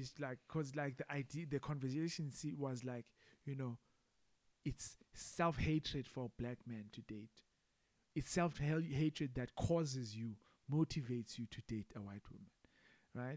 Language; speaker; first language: English; non-native, local second language; Xhosa